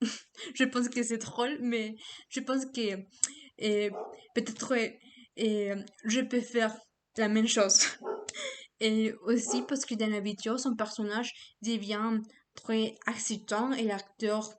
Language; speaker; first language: French; non-native, learner; Spanish